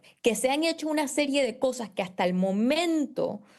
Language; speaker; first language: Spanish; native; Spanish